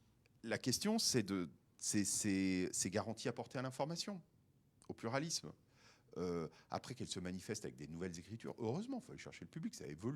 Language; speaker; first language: French; native; French